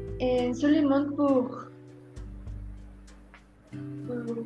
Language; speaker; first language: French; non-native, learner; Spanish